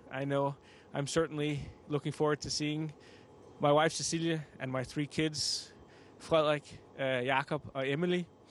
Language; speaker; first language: English; non-native, fluent; Danish